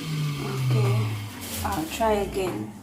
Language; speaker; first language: English; non-native, local second language; Filipino